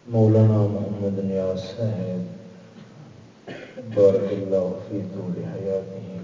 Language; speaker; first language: Urdu; non-native, local second language; Punjabi